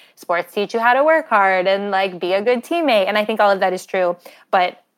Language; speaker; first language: English; native; English